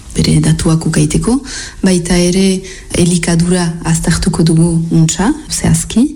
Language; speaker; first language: Basque; native; Basque